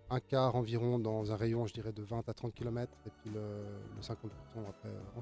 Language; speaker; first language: French; native; French